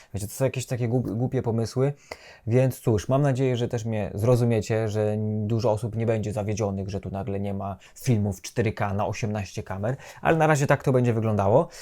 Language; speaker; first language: Polish; native; Polish